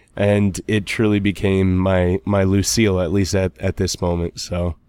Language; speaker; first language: English; native; English